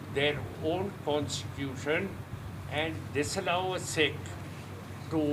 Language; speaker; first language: English; non-native, local second language; Punjabi